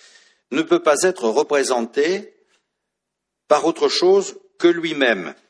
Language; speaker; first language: French; native; French